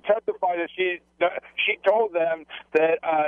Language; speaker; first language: English; non-native, fluent; Greek